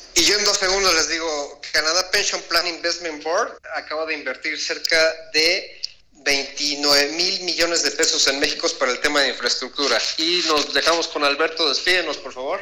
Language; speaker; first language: Spanish; native; Spanish